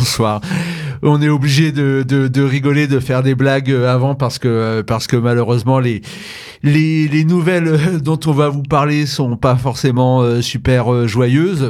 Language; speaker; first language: French; native; French